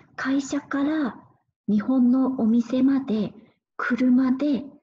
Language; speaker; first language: Japanese; native; Japanese